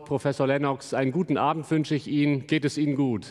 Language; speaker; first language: German; native; German